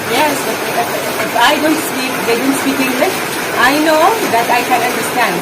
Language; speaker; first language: English; non-native, fluent; Arabic